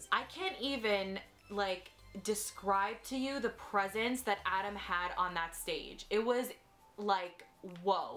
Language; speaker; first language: English; native; English